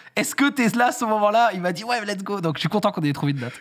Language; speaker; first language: French; native; French